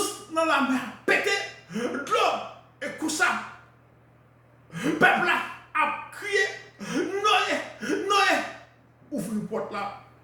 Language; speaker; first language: French; non-native, local second language; Haitian Creole